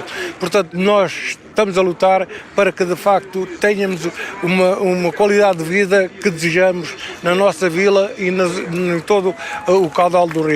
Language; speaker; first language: Portuguese; native; Portuguese